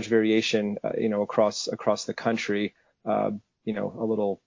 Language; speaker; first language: English; native; English